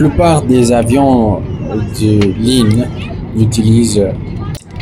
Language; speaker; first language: French; non-native, learner; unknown